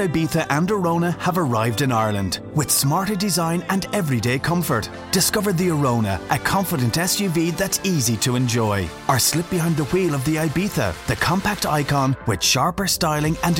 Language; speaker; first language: English; native; English